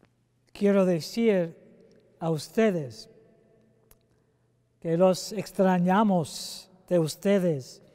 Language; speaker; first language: Spanish; non-native, fluent; English